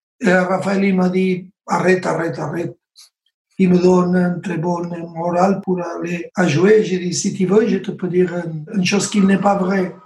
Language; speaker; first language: French; non-native, learner; Spanish